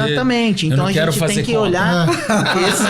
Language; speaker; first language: Portuguese; native; Portuguese